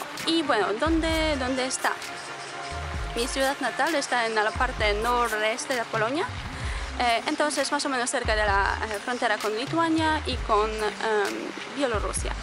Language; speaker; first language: Spanish; non-native, fluent; Polish